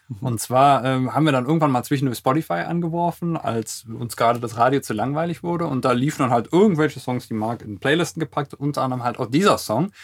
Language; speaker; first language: German; native; German